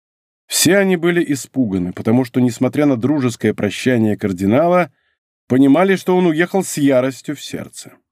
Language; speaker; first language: Russian; native; Russian